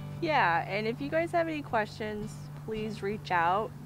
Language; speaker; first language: English; native; English